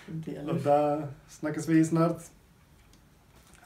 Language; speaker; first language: Norwegian; non-native, fluent; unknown